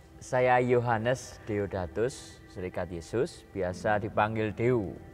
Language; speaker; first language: Indonesian; native; Indonesian